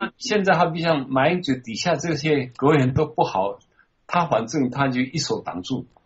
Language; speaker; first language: Chinese; non-native, local second language; Min Nan Chinese